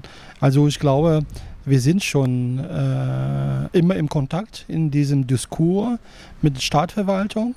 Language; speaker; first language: German; non-native, fluent; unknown